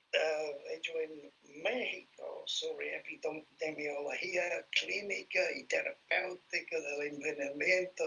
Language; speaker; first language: Spanish; non-native, fluent; English